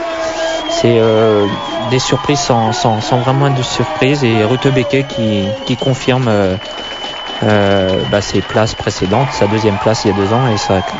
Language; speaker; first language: French; native; French